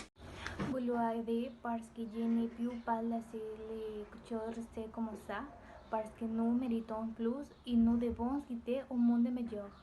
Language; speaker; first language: French; non-native, learner; Spanish